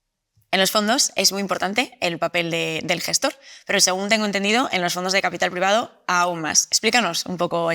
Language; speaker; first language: Spanish; native; Spanish